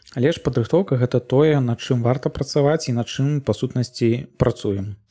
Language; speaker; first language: Belarusian; native; Belarusian